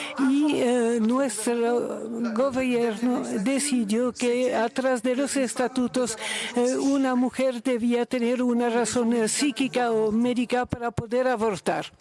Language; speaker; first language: Spanish; non-native, learner; Luxembourgish